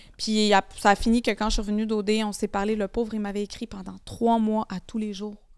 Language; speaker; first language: French; native; French